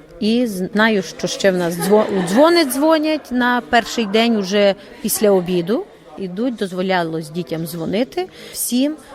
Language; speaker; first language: Ukrainian; native; Ukrainian